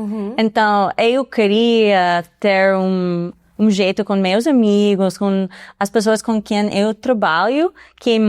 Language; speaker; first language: Portuguese; non-native, fluent; English